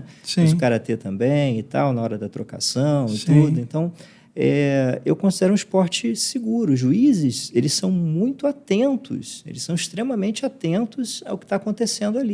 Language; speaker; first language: Portuguese; native; Portuguese